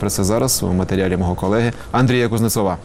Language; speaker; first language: Ukrainian; native; Ukrainian